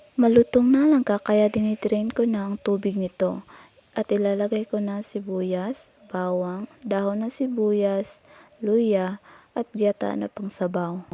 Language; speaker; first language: Filipino; non-native, local second language; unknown